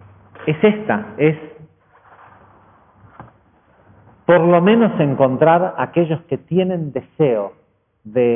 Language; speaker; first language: Spanish; native; Spanish